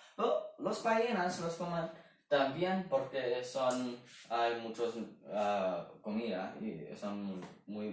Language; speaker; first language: Spanish; non-native, learner; Chinese